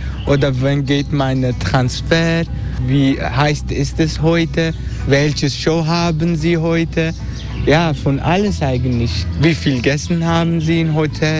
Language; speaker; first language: German; non-native, learner; Turkish